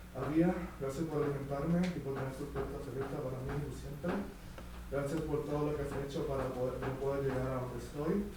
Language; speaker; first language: Spanish; early bilingual, other home language; English